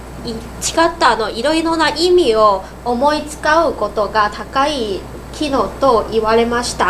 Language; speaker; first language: Japanese; non-native, learner; Cantonese